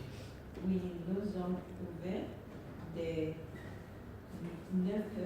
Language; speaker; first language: French; non-native, learner; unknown